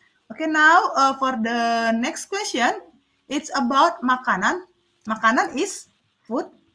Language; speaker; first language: English; non-native, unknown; Indonesian